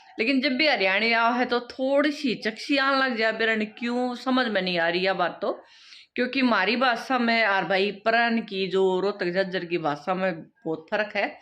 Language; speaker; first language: Hindi; native; Hindi